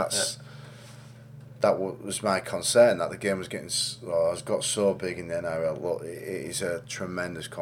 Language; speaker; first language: English; native; English